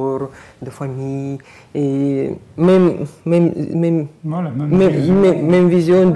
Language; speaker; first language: French; non-native, learner; Russian